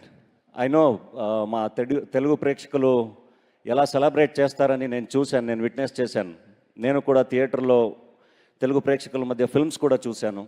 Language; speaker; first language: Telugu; non-native, learner; Kannada